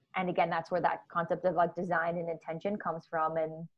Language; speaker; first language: English; native; English